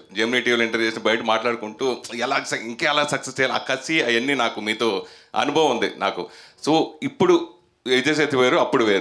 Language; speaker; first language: Telugu; native; Telugu